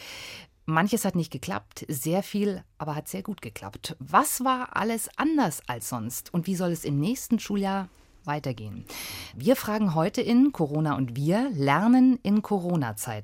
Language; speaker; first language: German; native; German